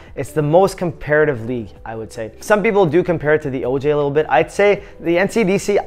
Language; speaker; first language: English; native; English